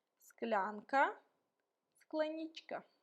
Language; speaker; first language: Czech; non-native, learner; Ukrainian